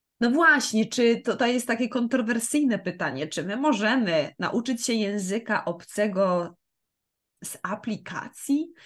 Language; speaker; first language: Polish; native; Polish